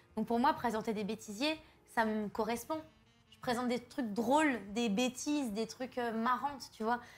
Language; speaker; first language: French; native; French